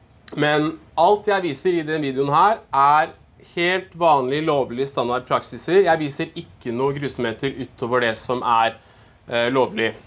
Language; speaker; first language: Norwegian; native; Norwegian